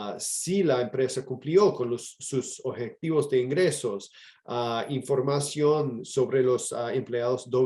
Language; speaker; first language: Spanish; non-native, fluent; English